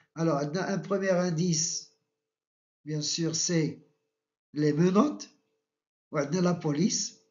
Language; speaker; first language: French; non-native, local second language; Arabic